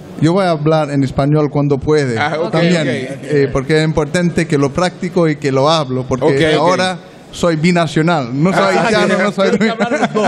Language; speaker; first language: Spanish; non-native, learner; French